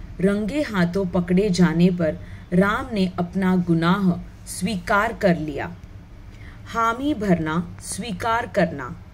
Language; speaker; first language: Hindi; non-native, local second language; Marathi